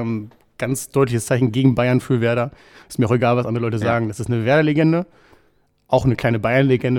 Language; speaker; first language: German; native; German